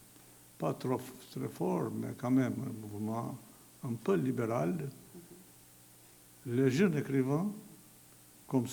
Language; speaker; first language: French; non-native, fluent; Albanian